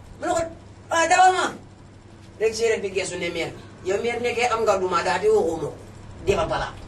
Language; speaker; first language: Wolof; non-native, local second language; Fula